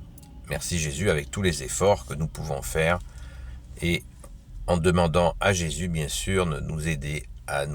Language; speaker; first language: French; native; French